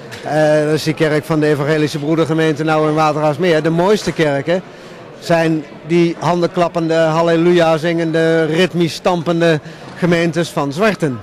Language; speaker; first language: Dutch; native; Dutch